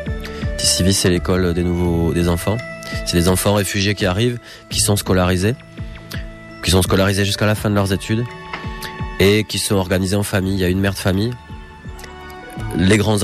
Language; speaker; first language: French; native; French